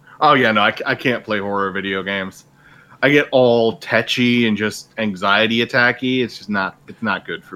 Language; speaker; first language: English; native; English